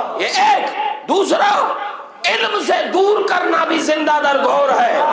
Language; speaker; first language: Urdu; non-native, local second language; Sindhi